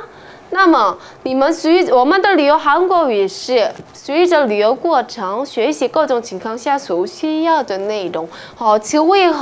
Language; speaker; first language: Chinese; non-native, fluent; Korean